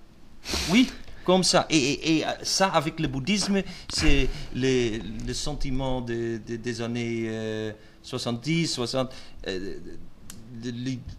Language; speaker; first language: French; non-native, learner; Dutch